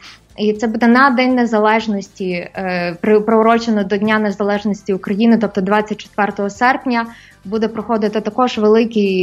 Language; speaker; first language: Ukrainian; native; Ukrainian